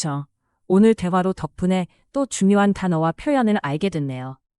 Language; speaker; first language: Korean; non-native, fluent; Chinese